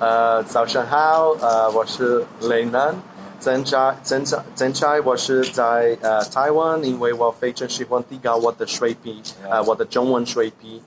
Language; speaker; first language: Chinese; non-native, learner; Portuguese